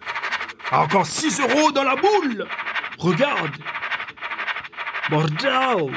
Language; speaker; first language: French; native; French